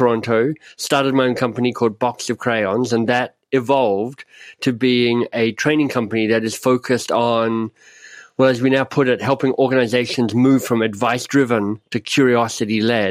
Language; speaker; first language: English; native; English